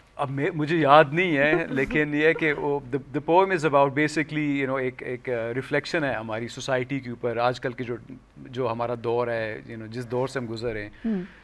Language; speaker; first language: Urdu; non-native, local second language; Northern Hindko